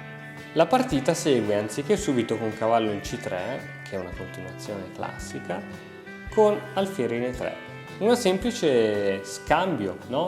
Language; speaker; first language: Italian; native; Italian